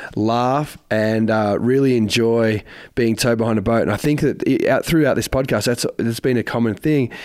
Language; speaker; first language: English; native; English